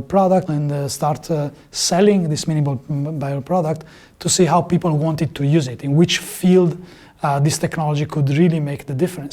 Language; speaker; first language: English; non-native, fluent; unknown